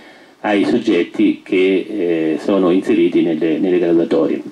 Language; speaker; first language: Italian; native; Italian